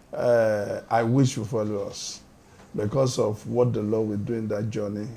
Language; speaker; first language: English; non-native, local second language; Yoruba